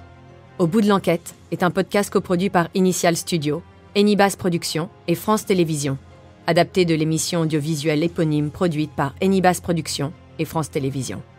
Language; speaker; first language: French; native; French